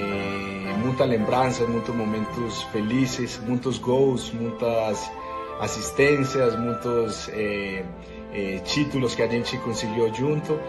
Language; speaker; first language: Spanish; non-native, learner; Portuguese